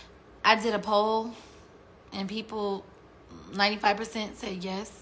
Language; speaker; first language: English; native; English